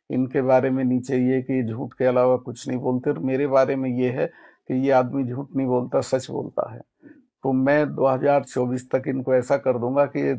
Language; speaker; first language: Hindi; native; Hindi